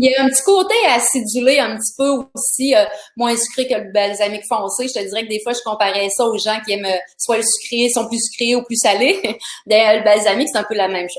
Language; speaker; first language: French; native; French